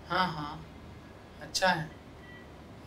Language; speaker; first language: Hindi; non-native, local second language; Telugu